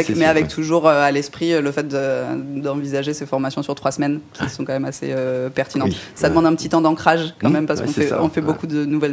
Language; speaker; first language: French; native; French